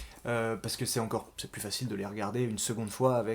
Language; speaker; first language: French; native; French